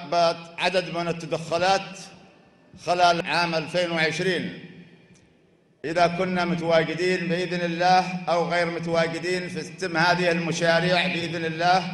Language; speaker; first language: Arabic; native; Arabic